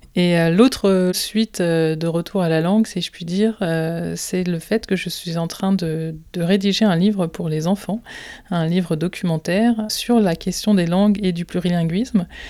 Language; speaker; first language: French; native; French